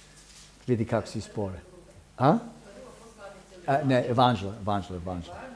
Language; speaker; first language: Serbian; early bilingual, heritage; Serbian